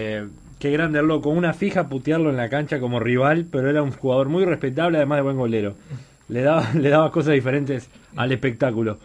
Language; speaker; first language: Spanish; native; Spanish